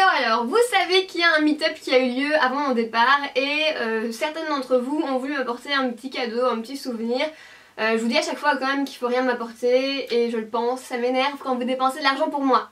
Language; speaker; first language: French; native; French